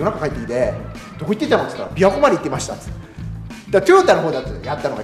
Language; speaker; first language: Japanese; native; Japanese